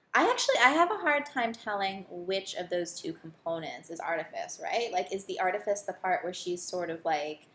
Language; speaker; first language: English; native; English